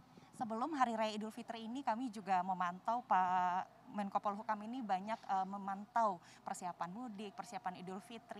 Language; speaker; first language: Indonesian; native; Indonesian